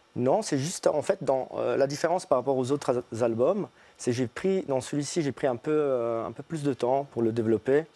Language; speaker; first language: French; early bilingual, other home language; Italian